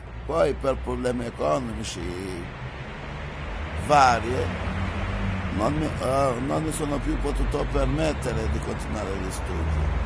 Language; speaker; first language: Italian; non-native, fluent; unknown